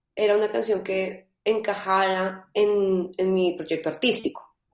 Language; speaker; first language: Spanish; native; Spanish